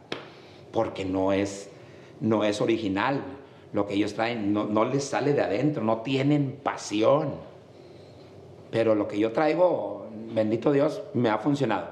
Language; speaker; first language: Spanish; native; Spanish